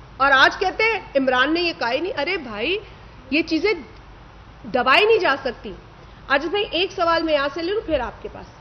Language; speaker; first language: Urdu; non-native, local second language; Sindhi